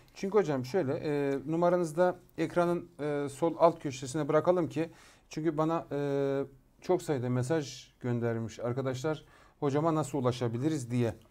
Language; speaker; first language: Turkish; native; Turkish